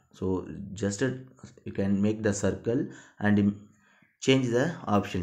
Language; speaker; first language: English; non-native, local second language; Tamil